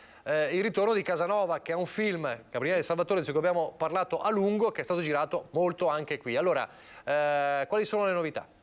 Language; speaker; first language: Italian; native; Italian